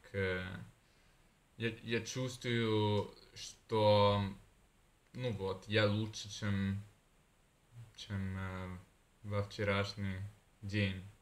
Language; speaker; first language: Russian; non-native, learner; Italian